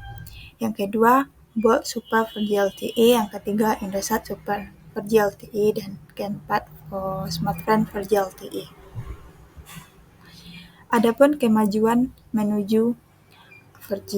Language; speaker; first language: Indonesian; native; Indonesian